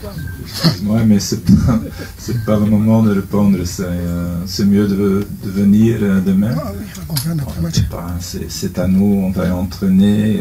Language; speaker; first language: French; non-native, local second language; Dutch